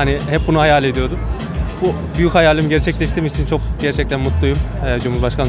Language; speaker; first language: Turkish; native; Turkish